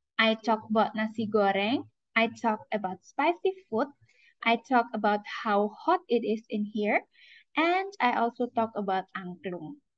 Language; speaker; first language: English; non-native, fluent; Indonesian